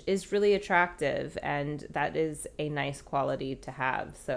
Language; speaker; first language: English; native; English